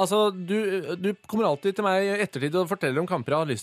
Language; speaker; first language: Norwegian; native; Norwegian